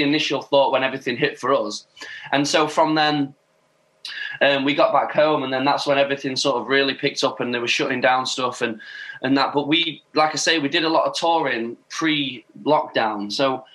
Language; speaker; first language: English; native; English